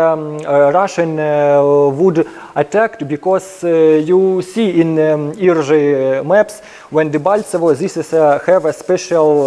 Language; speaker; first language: English; non-native, learner; Ukrainian